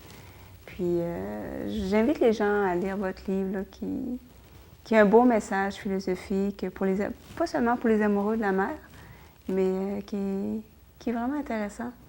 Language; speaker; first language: French; native; French